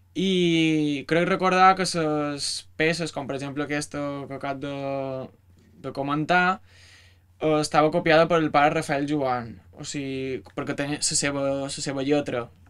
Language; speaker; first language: Catalan; native; Catalan